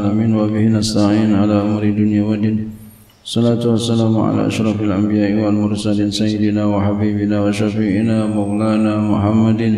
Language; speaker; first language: Arabic; non-native, fluent; Indonesian